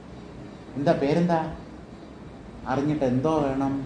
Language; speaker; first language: Malayalam; native; Malayalam